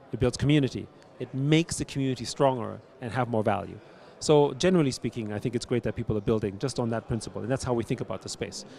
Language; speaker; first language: English; early bilingual, other home language; German